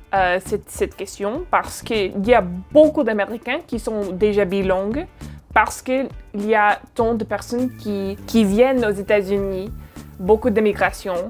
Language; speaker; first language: French; non-native, fluent; English